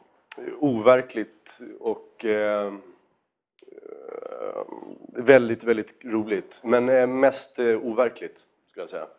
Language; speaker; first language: Swedish; native; Swedish